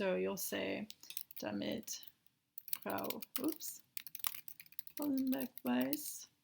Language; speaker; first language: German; non-native, fluent; English